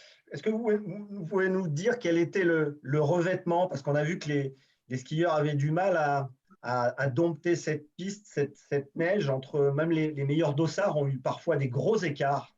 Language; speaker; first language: French; native; French